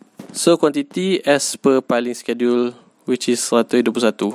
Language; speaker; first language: English; non-native, local second language; Malay